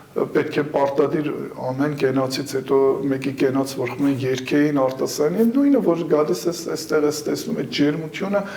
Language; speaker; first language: Armenian; early bilingual, heritage; Armenian